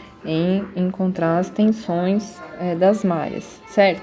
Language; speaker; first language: Portuguese; native; Portuguese